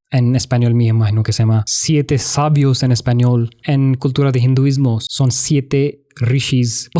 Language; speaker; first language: Spanish; non-native, fluent; Hindi